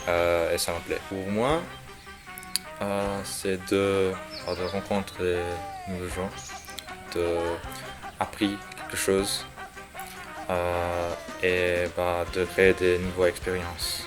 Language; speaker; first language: French; non-native, learner; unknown